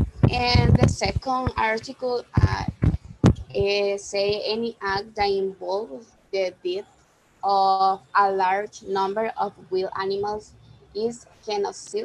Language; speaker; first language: English; non-native, learner; Spanish